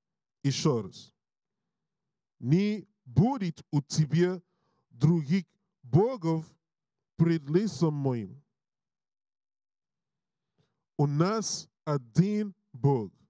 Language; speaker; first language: Russian; non-native, learner; English